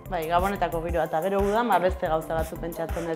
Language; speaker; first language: Basque; native; Basque